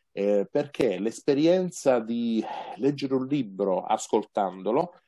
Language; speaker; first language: Italian; native; Italian